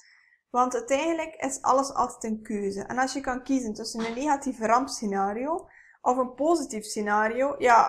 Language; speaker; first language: Dutch; native; Dutch